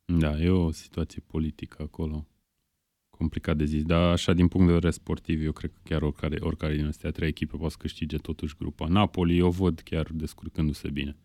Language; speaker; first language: Romanian; native; Romanian